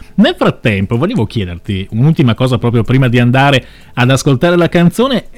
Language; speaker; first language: Italian; native; Italian